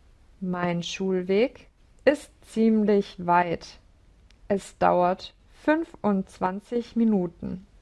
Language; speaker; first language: German; non-native, learner; English